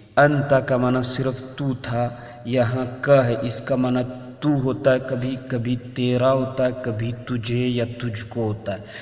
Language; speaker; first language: Urdu; native; Urdu